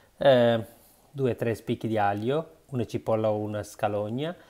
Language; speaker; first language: Italian; non-native, learner; Sinhala